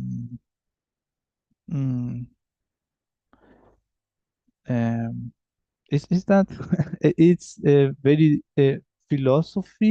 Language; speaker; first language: English; non-native, learner; Spanish